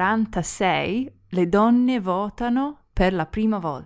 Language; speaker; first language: Italian; non-native, learner; English